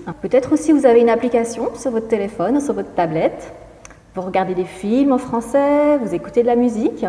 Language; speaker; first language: French; native; French